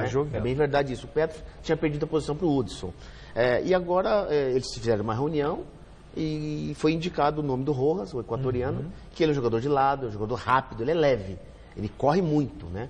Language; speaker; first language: Portuguese; native; Portuguese